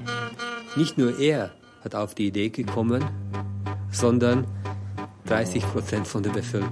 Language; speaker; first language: German; non-native, fluent; Hungarian